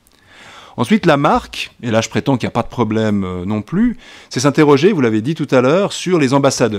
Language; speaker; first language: French; native; French